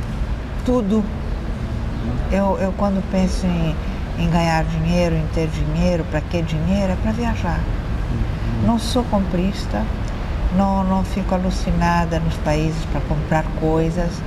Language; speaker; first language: Portuguese; early bilingual, other home language; Italian